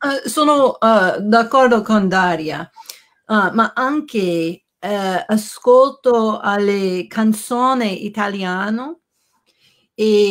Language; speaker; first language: Italian; non-native, learner; English